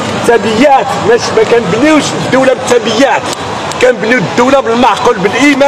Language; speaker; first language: Arabic; native; Arabic